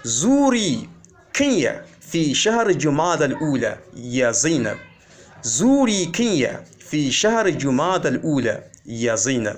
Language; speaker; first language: Arabic; non-native, fluent; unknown